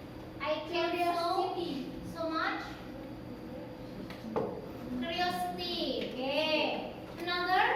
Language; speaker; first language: English; non-native, learner; Indonesian